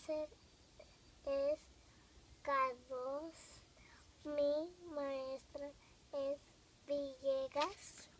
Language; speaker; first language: Spanish; early bilingual, heritage; Spanish